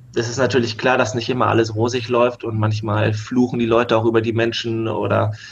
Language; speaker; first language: German; native; German